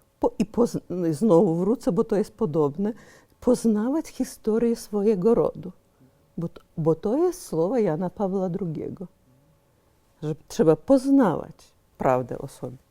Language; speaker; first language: Polish; early bilingual, heritage; Polish